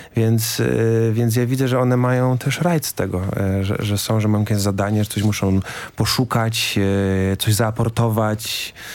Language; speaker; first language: Polish; native; Polish